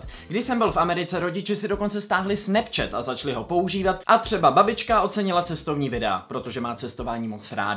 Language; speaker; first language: Czech; native; Czech